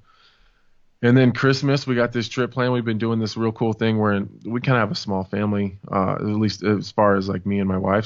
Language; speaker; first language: English; native; English